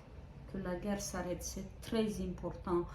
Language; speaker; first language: French; non-native, fluent; Ukrainian